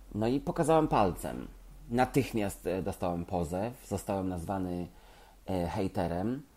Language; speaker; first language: Polish; native; Polish